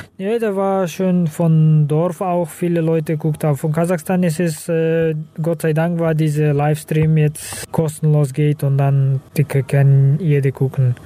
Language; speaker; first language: German; non-native, learner; Kazakh